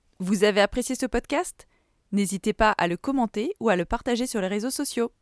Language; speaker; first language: French; native; French